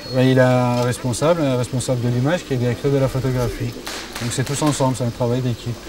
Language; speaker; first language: French; non-native, fluent; Persian